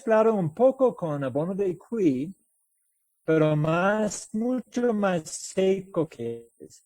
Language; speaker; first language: Spanish; non-native, fluent; English